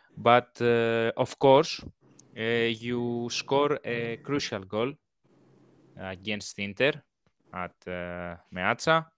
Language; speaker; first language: English; non-native, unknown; Greek